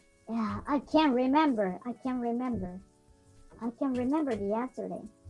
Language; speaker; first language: English; non-native, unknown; Japanese